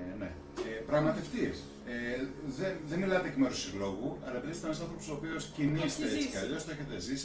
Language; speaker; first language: Greek; native; Greek